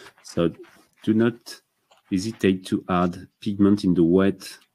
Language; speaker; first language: English; non-native, fluent; French